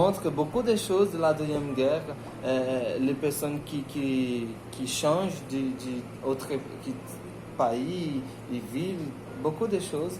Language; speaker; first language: French; non-native, learner; Portuguese